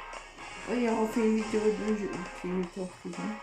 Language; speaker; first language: French; native; French